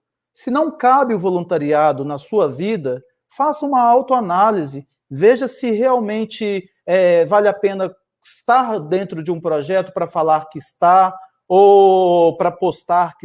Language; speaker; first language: Portuguese; native; Portuguese